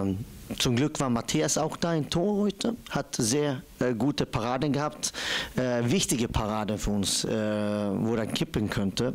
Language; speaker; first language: German; non-native, fluent; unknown